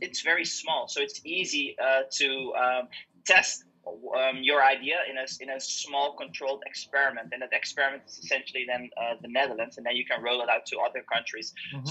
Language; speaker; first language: English; non-native, fluent; Dutch